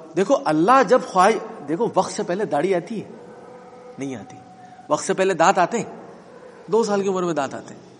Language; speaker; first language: Urdu; native; Urdu